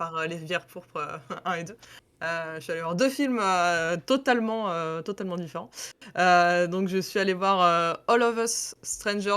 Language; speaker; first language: French; native; French